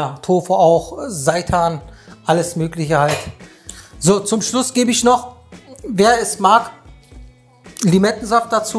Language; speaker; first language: German; native; German